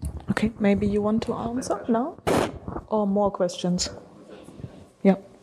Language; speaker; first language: English; non-native, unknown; German